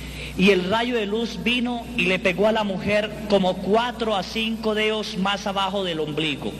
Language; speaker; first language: Spanish; native; Spanish